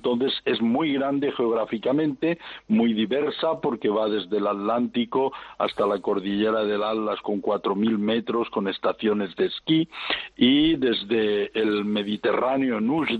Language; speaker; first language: Spanish; native; Spanish